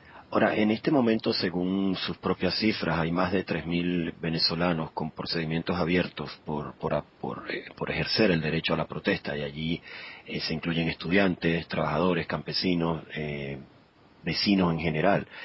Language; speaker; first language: Spanish; native; Spanish